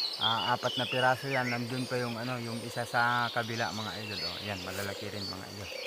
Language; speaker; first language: Filipino; native; Filipino